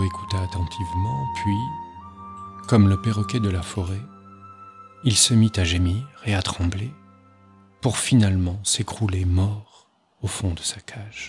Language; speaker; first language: French; native; French